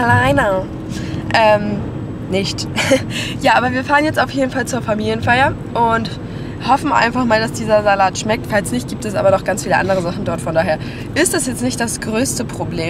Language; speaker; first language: German; native; German